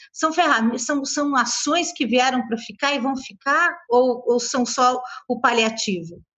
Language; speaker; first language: Portuguese; native; Portuguese